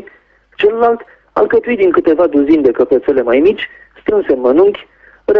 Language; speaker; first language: Romanian; native; Romanian